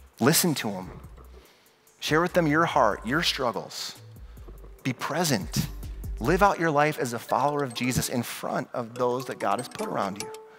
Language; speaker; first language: English; native; English